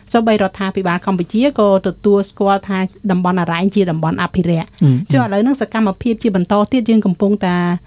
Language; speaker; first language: Khmer; native; Khmer